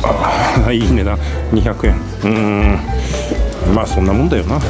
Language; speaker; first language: Japanese; native; Japanese